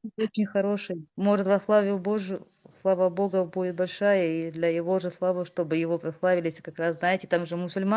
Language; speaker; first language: Russian; native; Russian